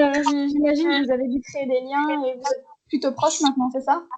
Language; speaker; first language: French; native; French